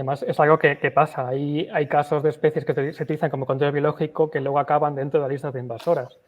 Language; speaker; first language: Spanish; native; Spanish